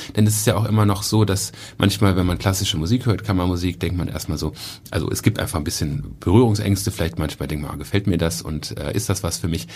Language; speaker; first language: German; native; German